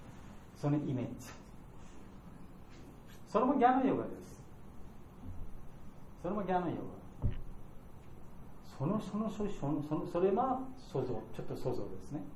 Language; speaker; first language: Japanese; non-native, learner; Bangla